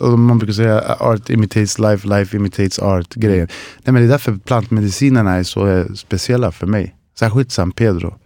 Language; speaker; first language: Swedish; early bilingual, other home language; Spanish